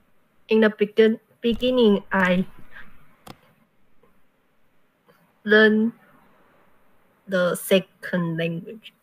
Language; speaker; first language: English; non-native, learner; Chinese